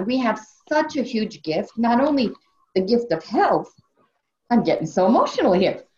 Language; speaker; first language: English; native; English